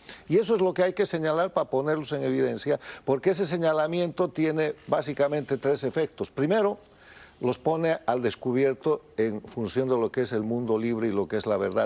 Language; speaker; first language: Spanish; native; Spanish